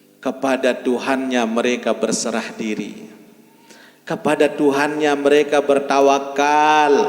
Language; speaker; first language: Malay; non-native, local second language; Sasak